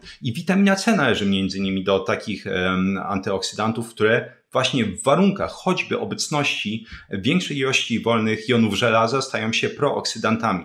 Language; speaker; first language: Polish; native; Polish